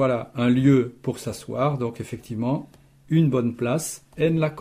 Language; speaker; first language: French; native; French